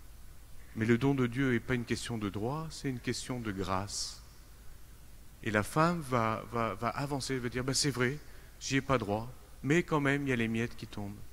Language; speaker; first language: French; native; French